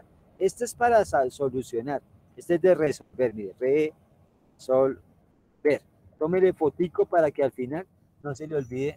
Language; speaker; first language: Spanish; native; Spanish